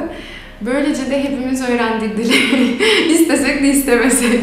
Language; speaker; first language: Turkish; non-native, fluent; Macedonian